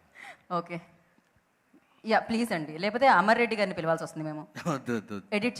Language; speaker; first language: Telugu; native; Telugu